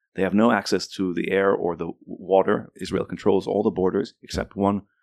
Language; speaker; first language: English; early bilingual, other home language; Arabic